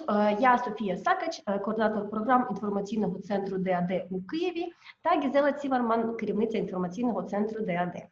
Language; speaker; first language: Ukrainian; native; Ukrainian